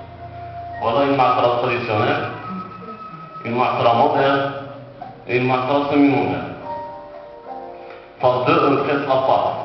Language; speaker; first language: French; non-native, local second language; Arabic